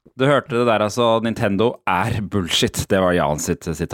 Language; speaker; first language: Norwegian; native; Norwegian